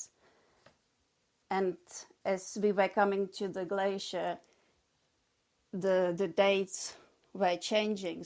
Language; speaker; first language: English; non-native, fluent; Czech